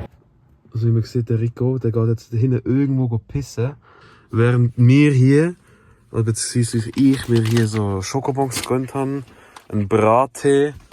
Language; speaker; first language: German; native; German